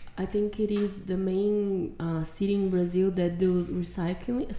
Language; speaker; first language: English; non-native, fluent; Portuguese